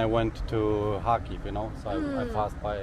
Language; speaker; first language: English; non-native, fluent; German